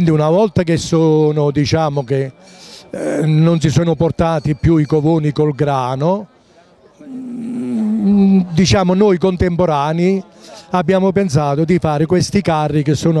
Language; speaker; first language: Italian; native; Italian